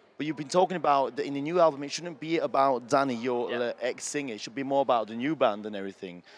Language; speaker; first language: English; non-native, fluent; German